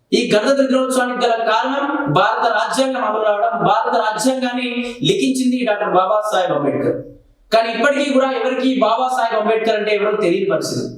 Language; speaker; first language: Telugu; native; Telugu